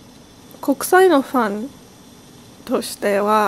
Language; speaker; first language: Japanese; non-native, learner; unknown